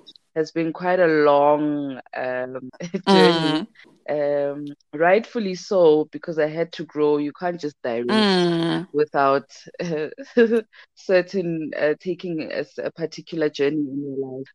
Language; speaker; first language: English; non-native, local second language; Zulu